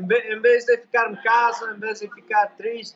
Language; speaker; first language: Portuguese; non-native, learner; English